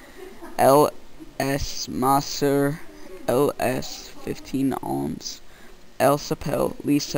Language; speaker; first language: French; non-native, learner; English